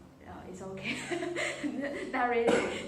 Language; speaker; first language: English; non-native, learner; Chinese